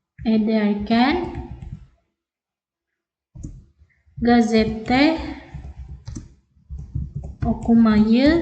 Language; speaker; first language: Turkish; non-native, fluent; Indonesian